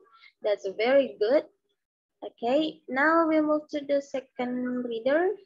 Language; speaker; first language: English; non-native, learner; Indonesian